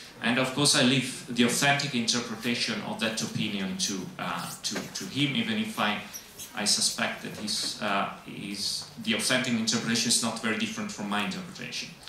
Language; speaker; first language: English; non-native, fluent; Italian